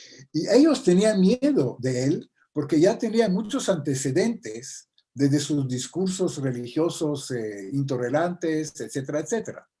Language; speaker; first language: Spanish; non-native, fluent; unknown